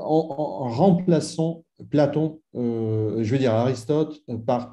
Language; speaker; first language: French; non-native, fluent; Italian